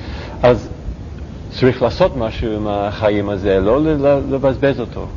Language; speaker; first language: Hebrew; non-native, learner; English